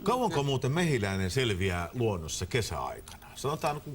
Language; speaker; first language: Finnish; native; Finnish